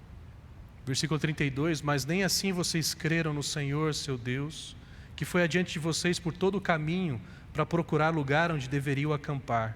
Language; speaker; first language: Portuguese; native; Portuguese